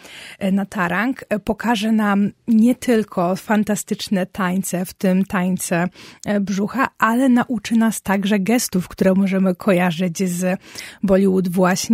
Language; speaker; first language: Polish; native; Polish